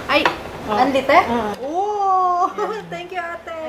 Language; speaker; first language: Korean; non-native, learner; Filipino